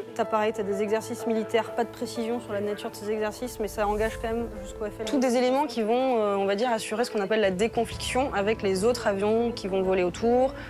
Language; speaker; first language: French; native; French